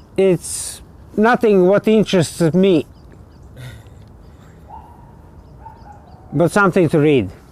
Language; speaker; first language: English; non-native, learner; Latvian